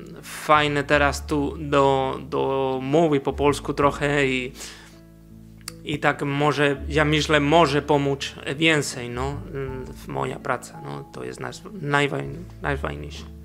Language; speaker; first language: Polish; non-native, learner; Spanish